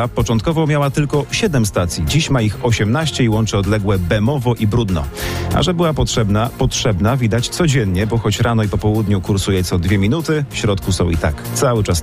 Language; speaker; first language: Polish; native; Polish